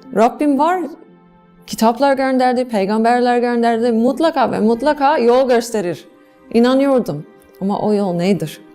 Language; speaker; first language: Turkish; non-native, fluent; English